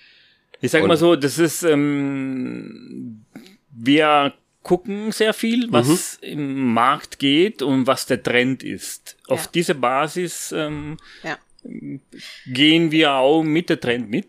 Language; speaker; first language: German; non-native, fluent; Italian